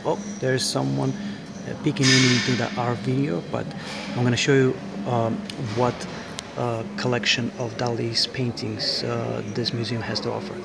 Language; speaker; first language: English; non-native, fluent; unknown